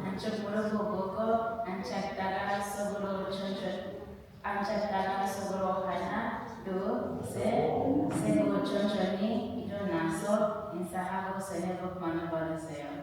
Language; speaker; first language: Korean; non-native, learner; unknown